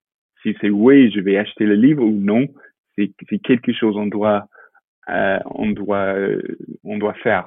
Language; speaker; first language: French; non-native, fluent; English